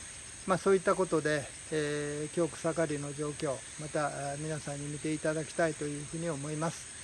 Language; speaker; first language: Japanese; native; Japanese